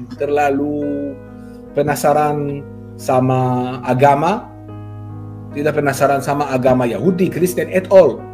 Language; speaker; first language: Indonesian; non-native, fluent; Hebrew